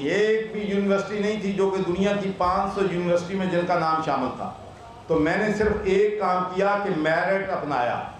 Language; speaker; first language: Urdu; non-native, local second language; Punjabi